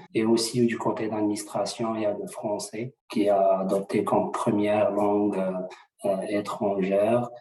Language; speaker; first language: French; non-native, local second language; Arabic